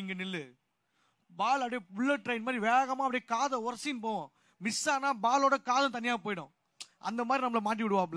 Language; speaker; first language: Tamil; native; Tamil